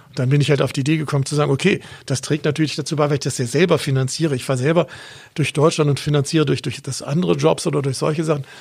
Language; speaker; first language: German; native; German